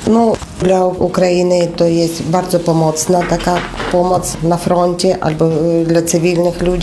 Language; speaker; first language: Polish; non-native, fluent; Ukrainian